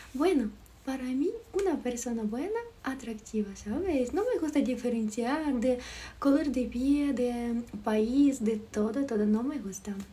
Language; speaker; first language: Spanish; non-native, learner; Ukrainian